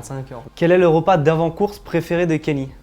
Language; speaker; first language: French; native; French